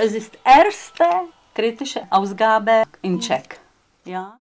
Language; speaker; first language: German; non-native, learner; Czech